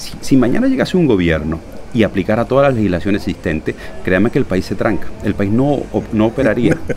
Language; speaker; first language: Spanish; native; Spanish